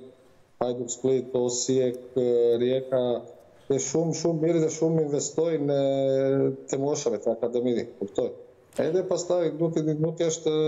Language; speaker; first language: Albanian; non-native, learner; Croatian